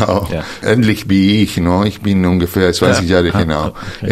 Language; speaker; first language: German; non-native, fluent; Spanish